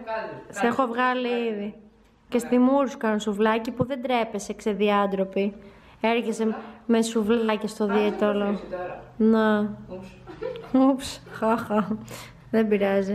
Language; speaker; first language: Greek; native; Greek